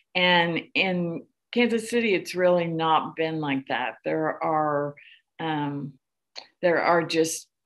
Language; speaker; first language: English; native; English